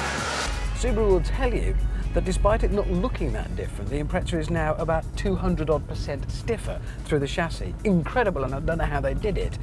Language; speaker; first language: English; native; English